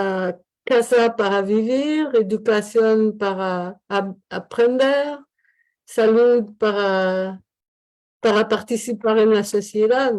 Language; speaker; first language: Spanish; non-native, learner; French